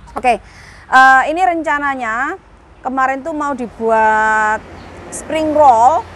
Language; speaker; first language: Indonesian; non-native, local second language; Javanese